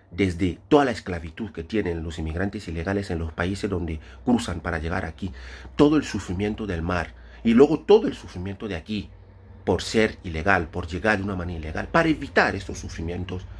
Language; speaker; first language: Spanish; non-native, fluent; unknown